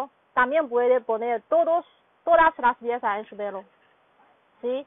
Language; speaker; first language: Spanish; non-native, learner; Chinese